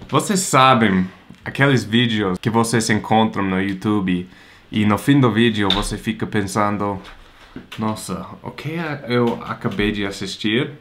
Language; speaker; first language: Portuguese; non-native, fluent; English